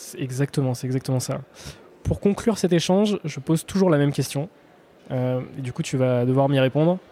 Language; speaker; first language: French; native; French